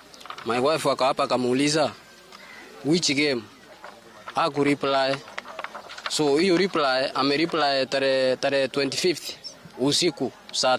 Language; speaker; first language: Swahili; non-native, local second language; Gusii